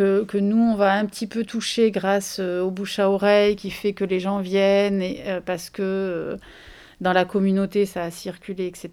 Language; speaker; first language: French; native; French